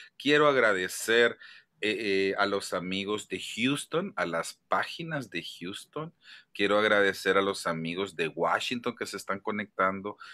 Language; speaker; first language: Spanish; native; Spanish